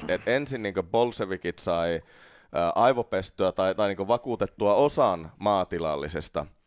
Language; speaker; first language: Finnish; native; Finnish